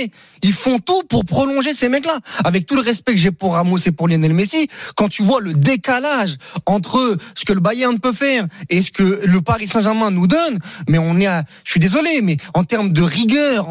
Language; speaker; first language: French; native; French